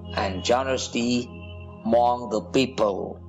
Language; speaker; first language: English; non-native, local second language; Kannada